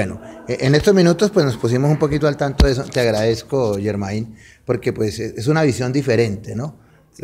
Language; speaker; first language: Spanish; native; Spanish